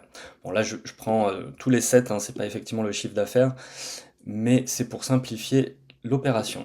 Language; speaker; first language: French; native; French